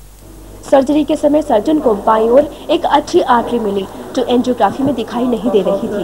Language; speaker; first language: Hindi; native; Hindi